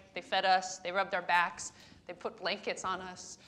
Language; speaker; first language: English; native; English